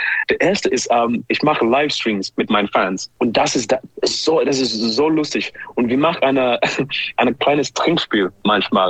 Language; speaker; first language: German; non-native, learner; English